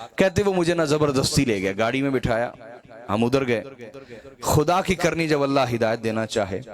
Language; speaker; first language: Urdu; non-native, local second language; Punjabi